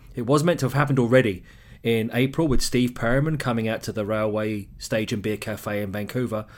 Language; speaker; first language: English; native; English